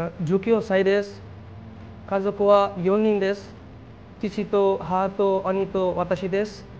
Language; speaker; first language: Japanese; non-native, learner; Bangla